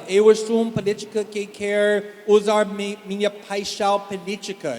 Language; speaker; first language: Portuguese; non-native, fluent; English